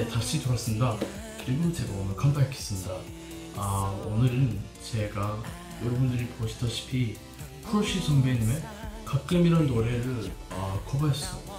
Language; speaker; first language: Korean; non-native, fluent; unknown